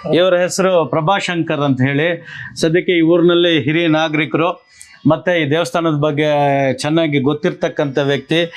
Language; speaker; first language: Kannada; native; Kannada